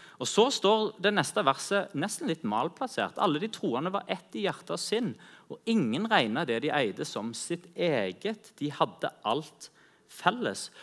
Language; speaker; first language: Norwegian; native; Norwegian